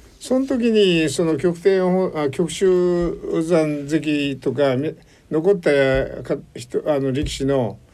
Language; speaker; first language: Japanese; native; Japanese